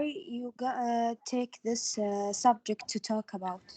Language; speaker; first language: English; non-native, learner; Arabic